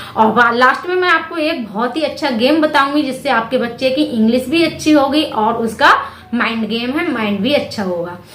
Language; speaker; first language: Hindi; native; Hindi